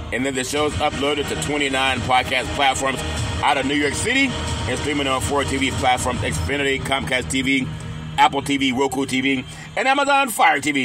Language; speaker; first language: English; native; English